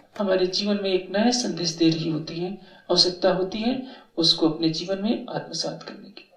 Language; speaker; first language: Hindi; native; Hindi